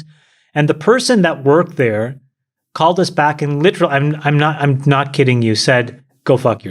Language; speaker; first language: English; native; English